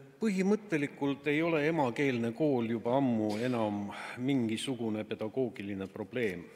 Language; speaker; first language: Estonian; non-native, local second language; Russian